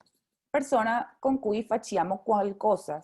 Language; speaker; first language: Italian; non-native, fluent; Spanish